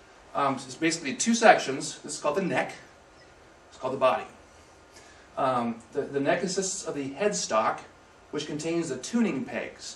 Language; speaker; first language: English; native; English